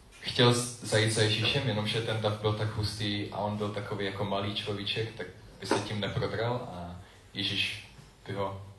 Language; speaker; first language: Czech; non-native, learner; English